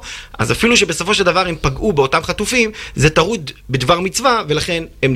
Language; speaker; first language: Hebrew; native; Hebrew